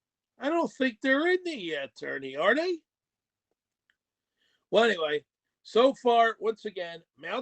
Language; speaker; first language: English; native; English